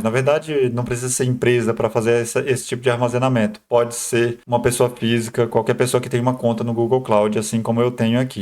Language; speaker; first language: Portuguese; native; Portuguese